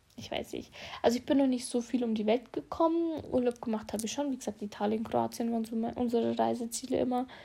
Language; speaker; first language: German; early bilingual, other home language; Russian